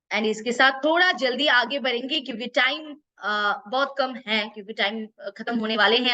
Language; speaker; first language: Hindi; native; Hindi